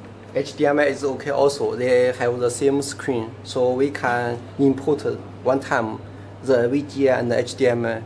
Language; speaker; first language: English; non-native, learner; Chinese